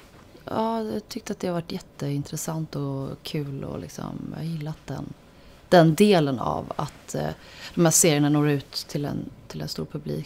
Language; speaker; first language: Swedish; native; Swedish